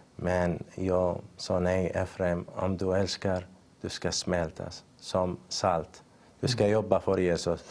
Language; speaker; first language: Swedish; non-native, fluent; Arabic